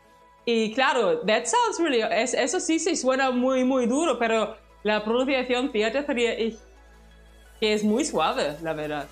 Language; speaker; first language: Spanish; non-native, fluent; German